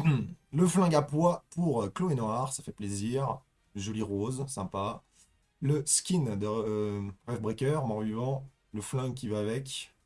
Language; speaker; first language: French; native; French